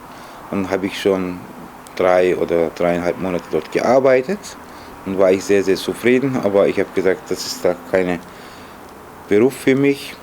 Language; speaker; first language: German; non-native, fluent; Turkish